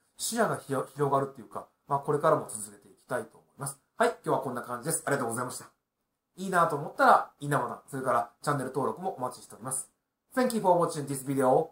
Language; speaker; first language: Japanese; native; Japanese